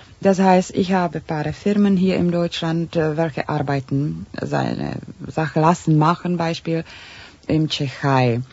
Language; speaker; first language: German; non-native, fluent; Czech